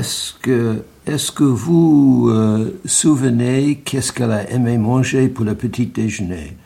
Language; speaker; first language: French; non-native, learner; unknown